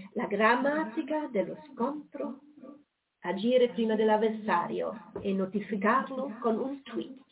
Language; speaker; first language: Italian; non-native, fluent; German